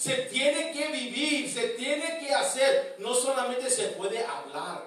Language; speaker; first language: Spanish; early bilingual, heritage; Spanish